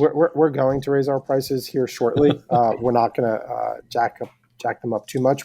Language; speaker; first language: English; native; English